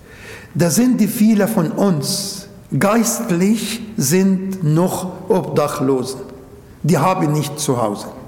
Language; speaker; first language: German; non-native, local second language; Arabic